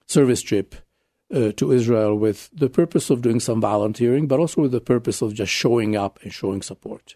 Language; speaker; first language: English; non-native, fluent; Czech